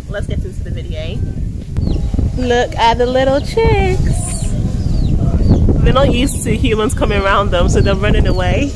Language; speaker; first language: English; non-native, local second language; Akan